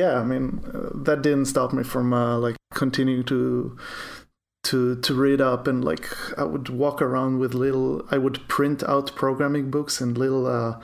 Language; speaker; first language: English; non-native, fluent; Hebrew